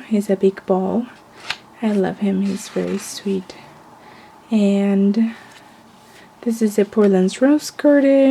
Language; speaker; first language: English; non-native, fluent; Spanish